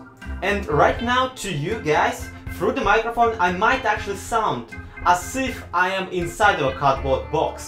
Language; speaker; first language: English; non-native, fluent; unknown